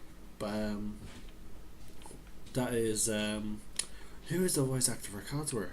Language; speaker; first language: English; native; English